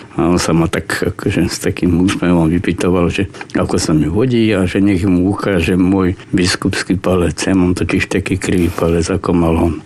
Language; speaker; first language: Slovak; native; Slovak